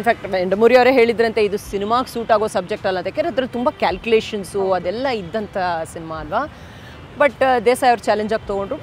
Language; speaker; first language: Kannada; native; Kannada